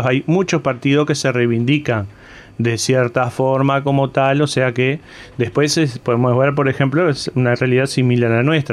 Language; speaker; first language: Spanish; native; Spanish